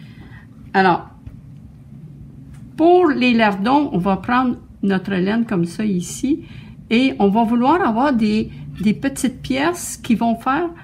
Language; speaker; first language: French; native; French